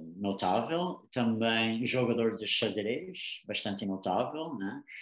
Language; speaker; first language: Portuguese; non-native, fluent; English